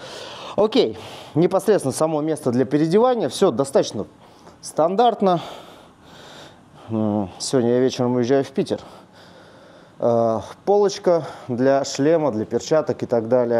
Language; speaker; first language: Russian; native; Russian